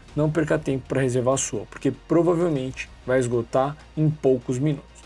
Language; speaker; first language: Portuguese; native; Portuguese